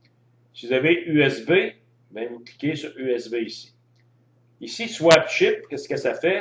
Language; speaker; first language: French; native; French